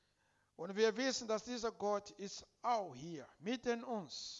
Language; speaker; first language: German; non-native, learner; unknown